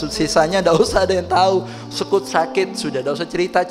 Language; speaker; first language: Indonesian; non-native, local second language; Javanese